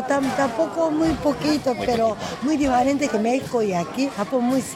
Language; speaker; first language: Spanish; non-native, learner; Japanese